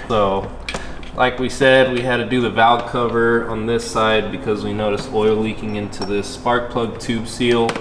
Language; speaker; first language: English; native; English